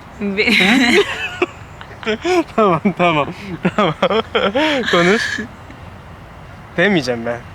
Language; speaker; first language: Turkish; non-native, learner; Korean